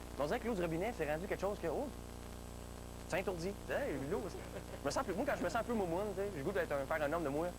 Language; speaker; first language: French; native; French